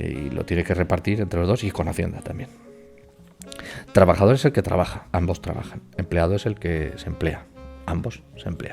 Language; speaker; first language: Spanish; native; Spanish